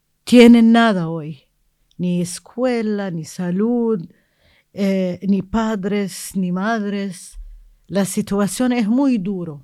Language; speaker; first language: Spanish; non-native, learner; Arabic